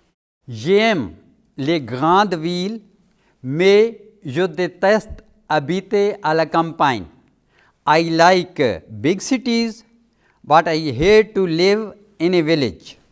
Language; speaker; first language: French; non-native, fluent; Urdu